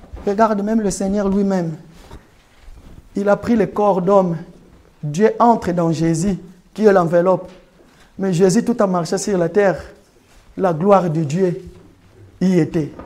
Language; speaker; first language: French; non-native, local second language; Lingala